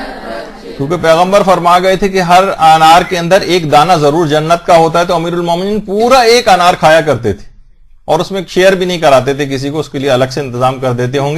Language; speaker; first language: Urdu; native; Urdu